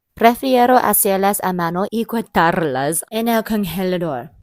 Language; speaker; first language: Spanish; non-native, learner; English